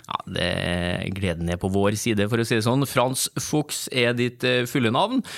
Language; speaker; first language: Norwegian; native; Norwegian